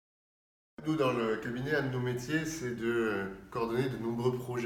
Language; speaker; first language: French; native; French